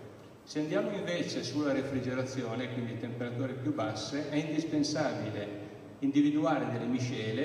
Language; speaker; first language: Italian; native; Italian